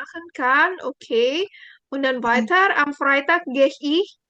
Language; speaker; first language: German; non-native, fluent; Indonesian